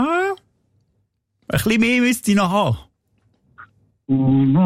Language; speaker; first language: German; native; German